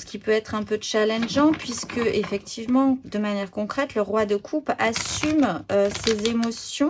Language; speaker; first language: French; native; French